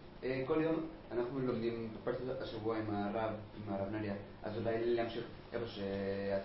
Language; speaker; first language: Hebrew; non-native, learner; Spanish